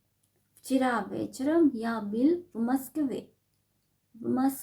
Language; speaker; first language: Russian; non-native, fluent; Sinhala